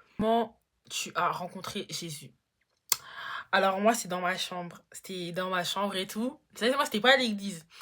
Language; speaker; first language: French; native; French